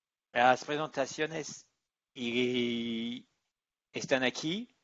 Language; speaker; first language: Spanish; non-native, learner; English